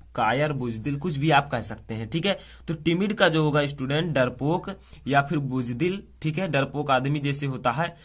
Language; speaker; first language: Hindi; native; Hindi